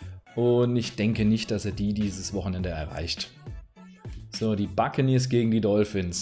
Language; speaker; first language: German; native; German